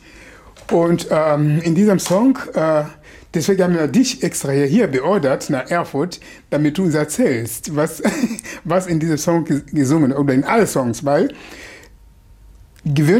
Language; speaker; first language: German; non-native, fluent; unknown